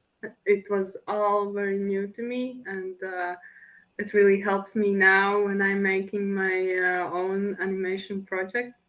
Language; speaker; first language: English; non-native, fluent; Latvian